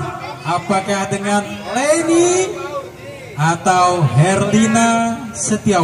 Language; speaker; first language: Indonesian; native; Indonesian